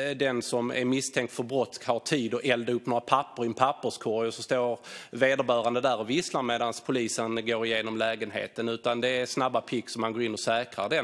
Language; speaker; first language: Swedish; native; Swedish